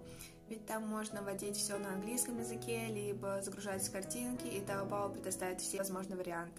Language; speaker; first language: Russian; native; Russian